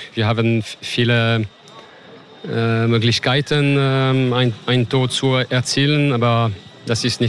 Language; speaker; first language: German; non-native, learner; French